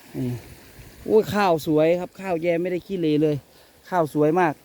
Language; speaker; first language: Thai; non-native, local second language; Northeastern Thai